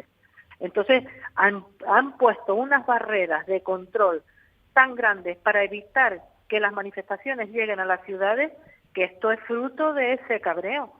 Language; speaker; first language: Spanish; native; Spanish